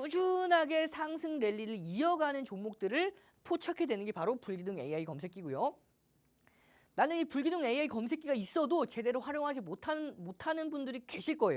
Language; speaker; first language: Korean; native; Korean